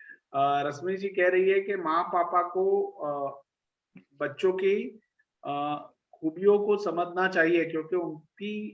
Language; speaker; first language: Hindi; native; Hindi